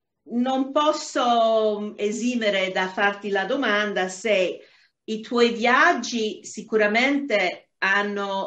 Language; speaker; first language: Italian; non-native, fluent; English